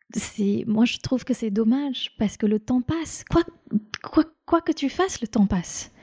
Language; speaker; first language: French; non-native, fluent; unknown